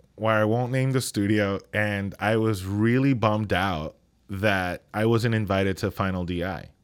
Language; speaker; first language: English; non-native, fluent; Spanish